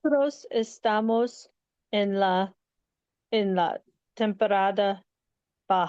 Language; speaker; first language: Spanish; non-native, learner; English